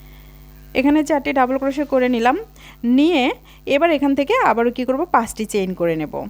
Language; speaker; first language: Bangla; native; Bangla